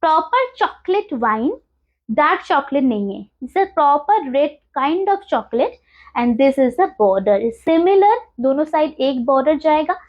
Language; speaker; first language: Hindi; non-native, local second language; Bangla